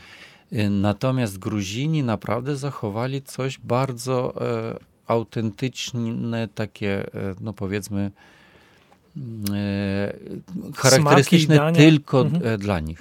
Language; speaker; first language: Polish; non-native, fluent; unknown